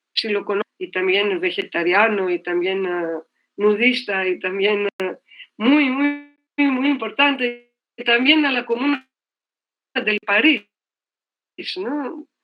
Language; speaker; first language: Spanish; non-native, fluent; Greek